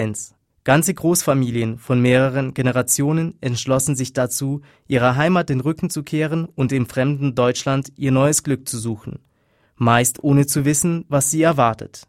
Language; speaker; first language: German; native; German